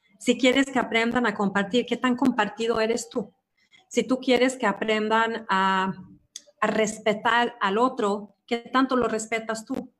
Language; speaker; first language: Spanish; non-native, fluent; Swedish